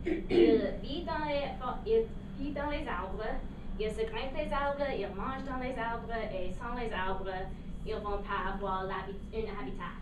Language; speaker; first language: French; non-native, local second language; English